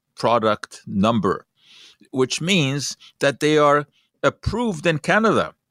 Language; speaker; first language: English; non-native, fluent; Hungarian